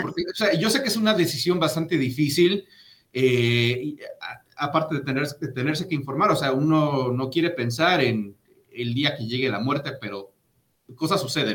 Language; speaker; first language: Spanish; native; Spanish